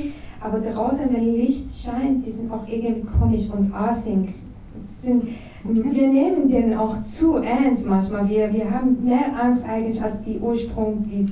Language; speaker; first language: German; non-native, fluent; Persian